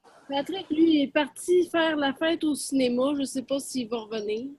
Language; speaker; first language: French; native; French